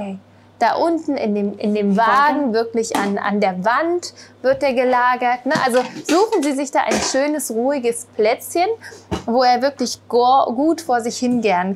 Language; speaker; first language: German; native; German